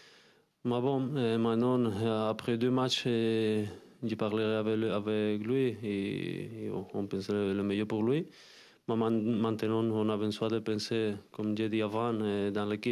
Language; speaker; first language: French; non-native, fluent; Spanish